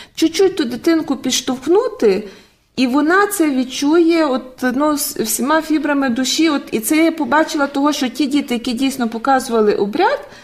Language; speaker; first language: Ukrainian; native; Ukrainian